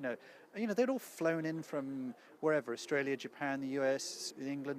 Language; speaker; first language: English; native; English